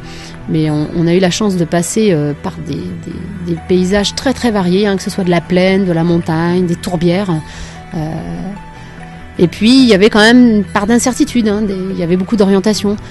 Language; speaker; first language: French; native; French